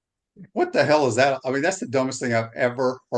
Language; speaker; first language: English; native; English